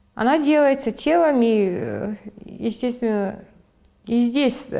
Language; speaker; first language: Russian; non-native, local second language; Kazakh